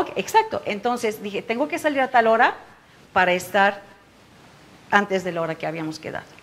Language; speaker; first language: Spanish; non-native, fluent; Turkish